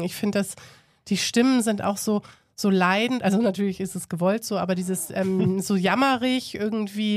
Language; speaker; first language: German; native; German